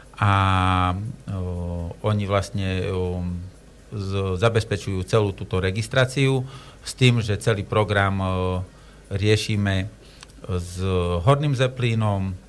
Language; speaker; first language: Slovak; native; Slovak